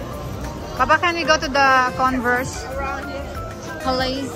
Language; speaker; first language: English; non-native, local second language; Filipino